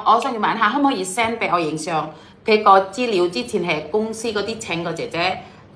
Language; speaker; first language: Cantonese; non-native, fluent; Indonesian